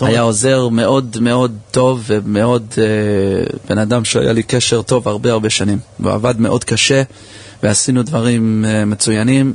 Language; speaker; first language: Hebrew; early bilingual, heritage; English